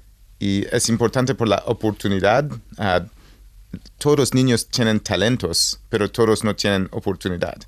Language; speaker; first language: Spanish; non-native, learner; English